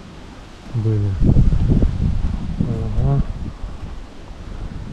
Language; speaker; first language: Turkish; non-native, learner; Bashkir